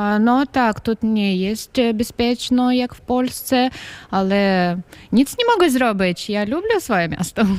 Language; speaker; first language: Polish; non-native, learner; Ukrainian